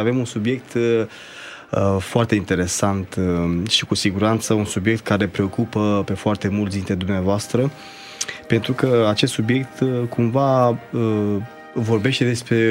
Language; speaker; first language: Romanian; native; Romanian